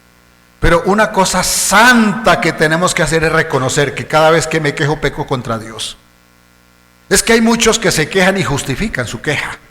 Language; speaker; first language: Spanish; native; Spanish